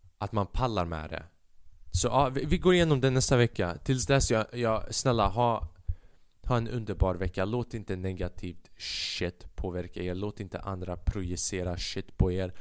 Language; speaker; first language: Swedish; early bilingual, other home language; Albanian